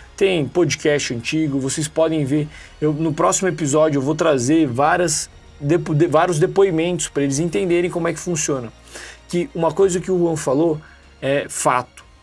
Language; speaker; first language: Portuguese; native; Portuguese